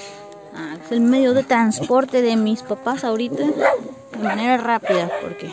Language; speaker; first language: Spanish; native; Spanish